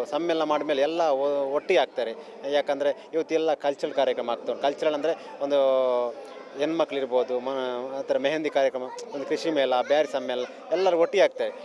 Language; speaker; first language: Kannada; non-native, local second language; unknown